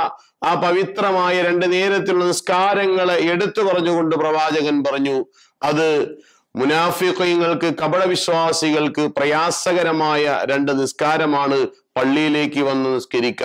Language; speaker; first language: Malayalam; native; Malayalam